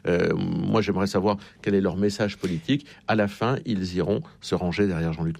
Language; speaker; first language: French; native; French